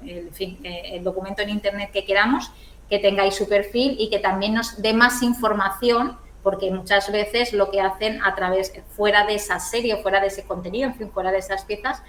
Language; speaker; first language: Spanish; native; Spanish